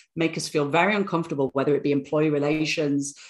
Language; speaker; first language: English; native; English